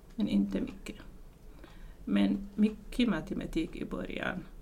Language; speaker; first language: Swedish; non-native, fluent; Arabic